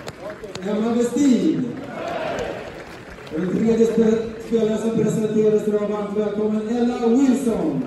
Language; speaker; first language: Swedish; native; Swedish